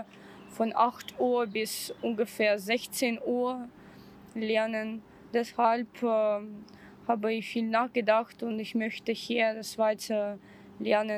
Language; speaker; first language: German; non-native, fluent; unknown